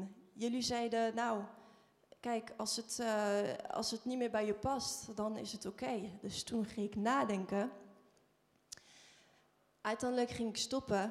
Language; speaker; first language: Dutch; non-native, fluent; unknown